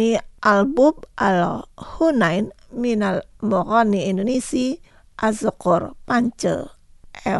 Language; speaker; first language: Arabic; non-native, fluent; Indonesian